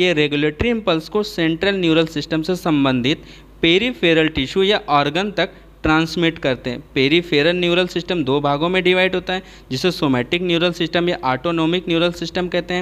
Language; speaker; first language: Hindi; native; Hindi